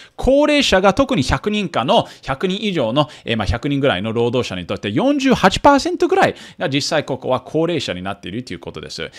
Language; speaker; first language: Japanese; early bilingual, heritage; Japanese